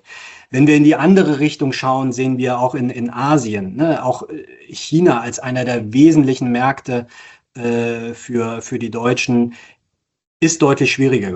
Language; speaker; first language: German; native; German